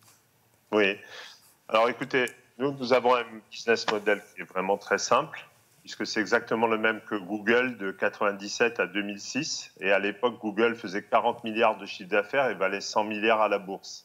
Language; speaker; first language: French; native; French